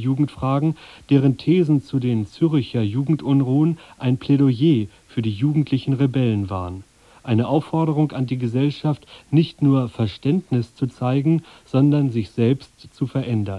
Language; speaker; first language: German; native; German